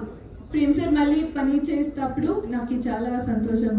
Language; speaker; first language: Telugu; non-native, learner; Kannada